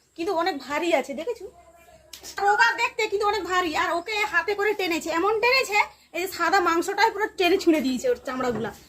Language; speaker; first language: Bangla; non-native, local second language; Santali